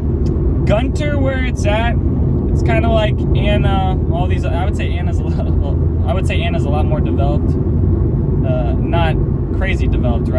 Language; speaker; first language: English; native; English